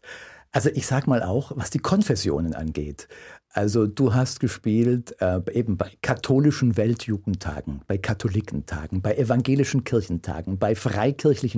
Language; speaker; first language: German; native; German